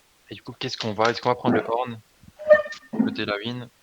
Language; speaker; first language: French; native; French